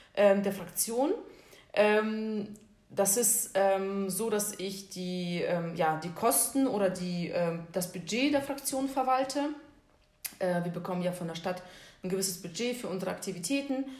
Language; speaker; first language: German; non-native, fluent; Russian